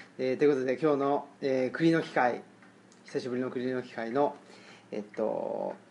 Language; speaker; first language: Japanese; native; Japanese